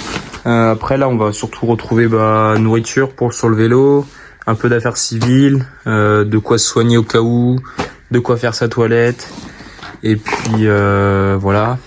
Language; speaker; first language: French; native; French